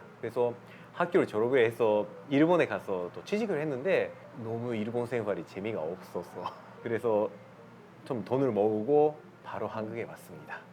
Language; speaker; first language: Korean; non-native, fluent; Japanese